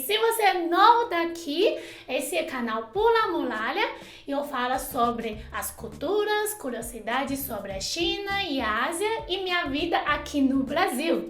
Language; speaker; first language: Portuguese; non-native, fluent; Chinese